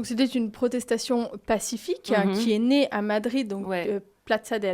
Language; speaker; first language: French; native; French